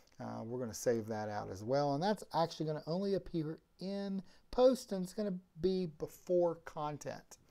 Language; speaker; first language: English; native; English